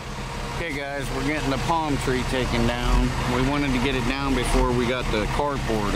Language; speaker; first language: English; native; English